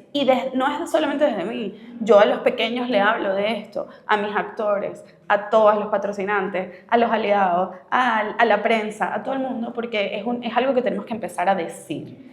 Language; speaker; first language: Spanish; native; Spanish